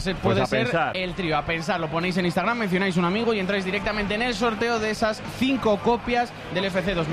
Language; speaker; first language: Spanish; native; Spanish